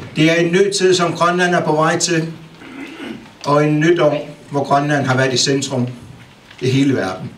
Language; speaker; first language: Danish; non-native, local second language; Kalaallisut